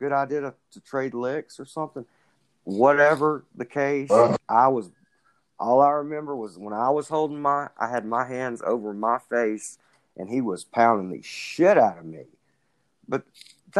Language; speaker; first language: English; native; English